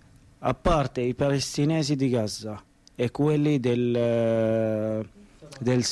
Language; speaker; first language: Italian; non-native, learner; Arabic